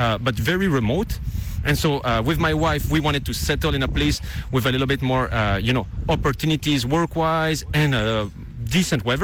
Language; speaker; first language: English; non-native, fluent; Dutch